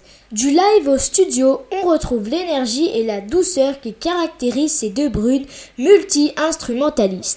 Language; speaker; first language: French; native; French